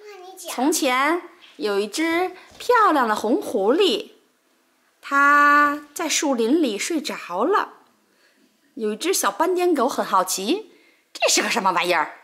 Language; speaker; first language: Chinese; native; Chinese